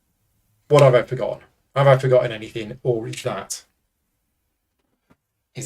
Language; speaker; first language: English; native; English